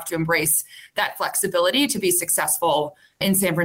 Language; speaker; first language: English; native; English